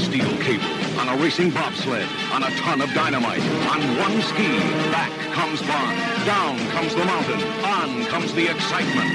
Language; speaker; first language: English; native; English